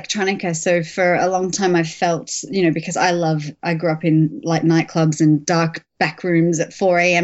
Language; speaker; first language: English; native; English